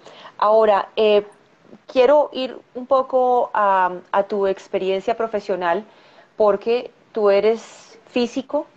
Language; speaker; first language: Spanish; native; Spanish